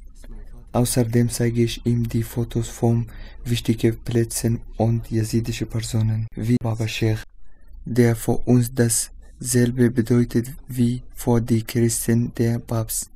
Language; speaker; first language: German; non-native, learner; Kurdish